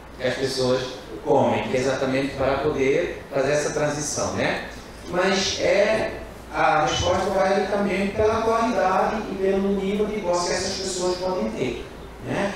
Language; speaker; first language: Portuguese; non-native, local second language; Kabuverdianu